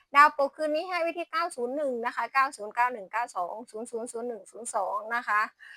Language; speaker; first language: Thai; non-native, local second language; Lao